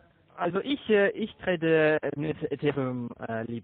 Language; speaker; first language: German; non-native, learner; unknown